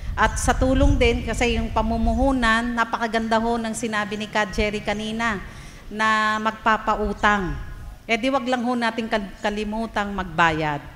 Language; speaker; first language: Filipino; native; Filipino